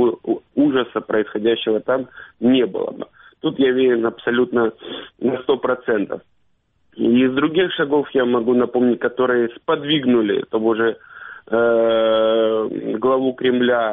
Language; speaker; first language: Russian; native; Russian